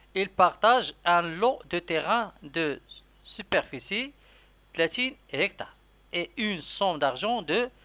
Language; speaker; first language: French; non-native, local second language; Arabic